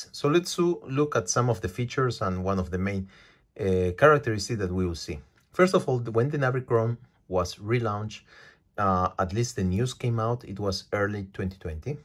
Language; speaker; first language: English; non-native, fluent; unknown